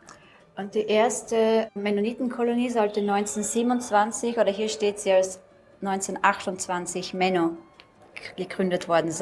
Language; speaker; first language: German; native; German